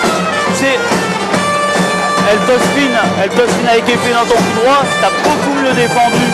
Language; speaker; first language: French; native; French